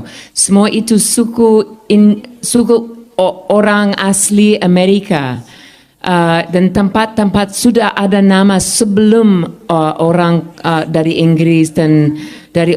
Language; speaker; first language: Indonesian; non-native, fluent; English